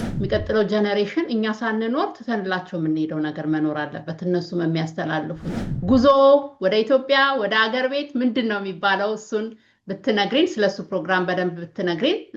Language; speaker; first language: Amharic; native; Amharic